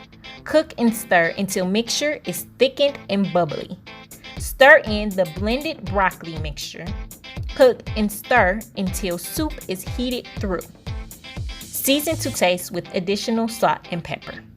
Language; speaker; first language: English; native; English